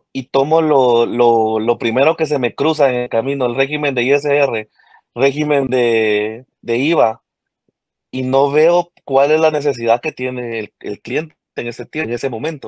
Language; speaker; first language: Spanish; native; Spanish